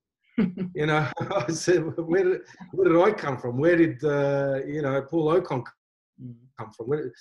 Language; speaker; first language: English; native; English